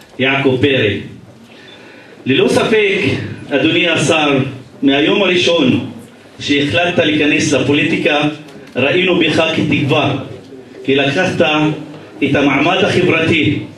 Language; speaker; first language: Hebrew; non-native, local second language; Arabic